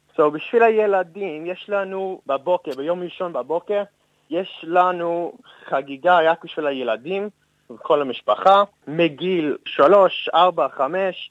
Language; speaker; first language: Hebrew; non-native, fluent; English